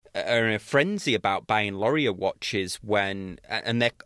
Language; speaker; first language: English; native; English